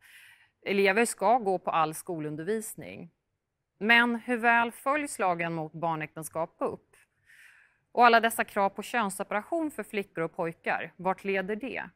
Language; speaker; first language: Swedish; native; Swedish